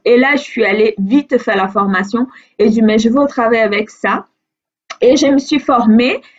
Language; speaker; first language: French; non-native, fluent; Portuguese